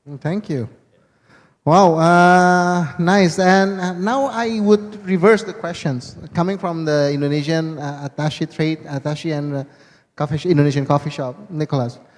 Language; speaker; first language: English; non-native, fluent; Indonesian